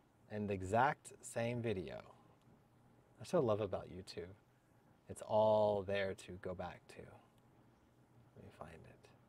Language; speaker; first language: English; native; English